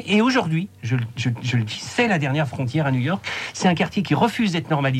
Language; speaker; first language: French; native; French